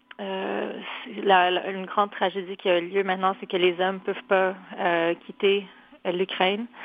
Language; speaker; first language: French; early bilingual, other home language; Polish